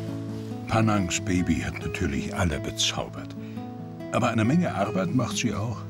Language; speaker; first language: German; native; German